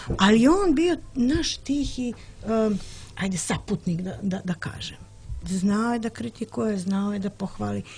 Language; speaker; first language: Serbian; native; Serbian